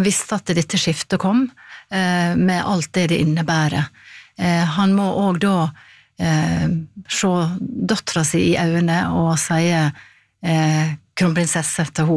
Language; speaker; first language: Norwegian; native; Norwegian